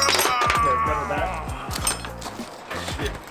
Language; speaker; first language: English; native; English